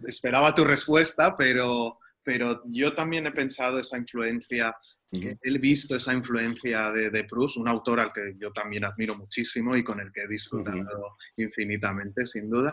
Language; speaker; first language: Spanish; native; Spanish